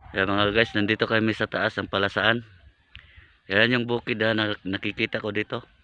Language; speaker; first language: Filipino; non-native, local second language; Cebuano